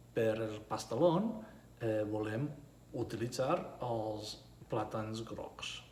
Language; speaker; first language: Catalan; non-native, learner; Spanish